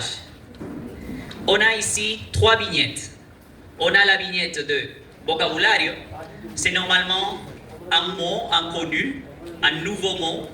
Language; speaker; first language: French; non-native, fluent; Spanish